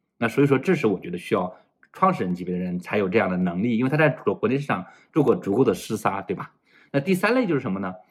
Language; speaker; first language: Chinese; native; Chinese